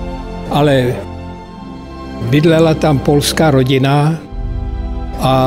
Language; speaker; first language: Czech; early bilingual, heritage; Czech